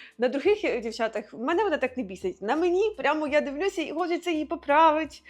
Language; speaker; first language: Ukrainian; non-native, local second language; Russian